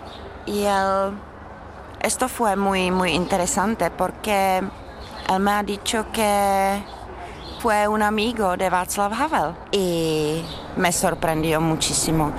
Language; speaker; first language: Spanish; non-native, fluent; Czech